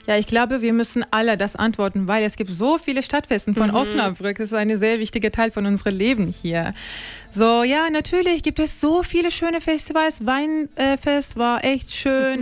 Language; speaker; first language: German; non-native, learner; Turkish